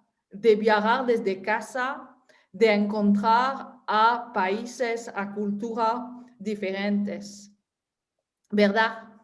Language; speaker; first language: Spanish; non-native, fluent; French